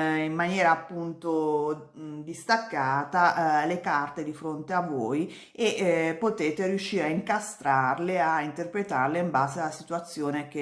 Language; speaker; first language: Italian; native; Italian